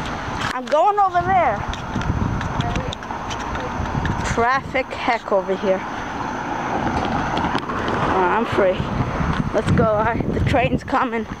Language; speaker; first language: English; native; English